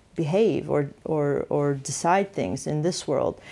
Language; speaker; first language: English; native; English